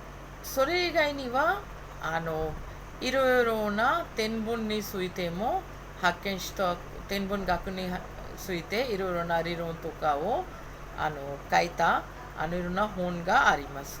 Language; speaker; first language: Japanese; non-native, fluent; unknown